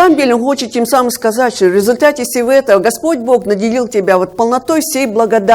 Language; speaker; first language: Russian; native; Russian